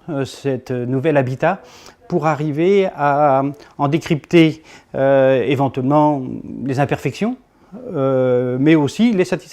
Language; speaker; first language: French; native; French